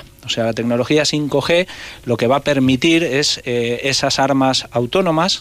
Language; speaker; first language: Spanish; native; Spanish